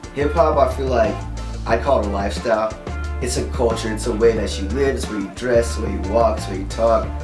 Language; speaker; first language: English; native; English